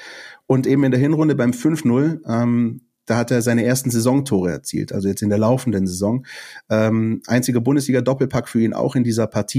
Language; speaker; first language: German; native; German